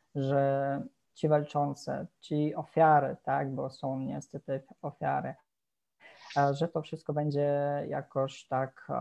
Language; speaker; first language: Polish; non-native, fluent; Russian